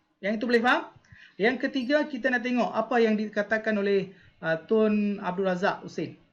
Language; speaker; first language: Malay; non-native, local second language; Tamil